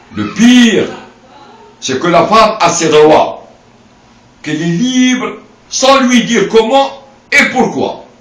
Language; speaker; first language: French; non-native, local second language; Arabic